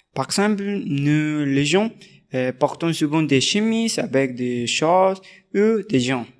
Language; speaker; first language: French; non-native, learner; Spanish